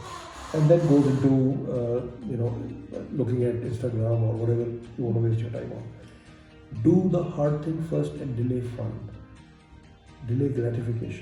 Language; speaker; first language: English; non-native, local second language; Hindi